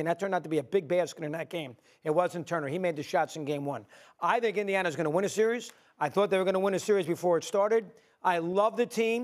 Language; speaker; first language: English; native; English